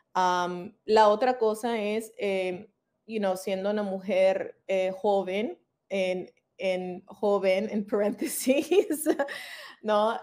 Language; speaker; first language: Spanish; early bilingual, heritage; Spanish